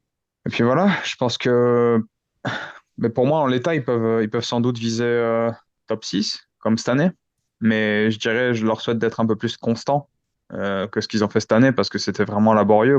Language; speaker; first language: French; native; French